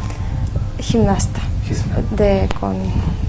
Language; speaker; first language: Spanish; non-native, fluent; Russian